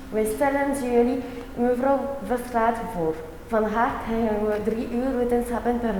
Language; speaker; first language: Dutch; non-native, local second language; French